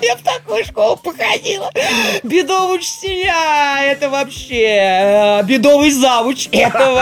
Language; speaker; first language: Russian; native; Russian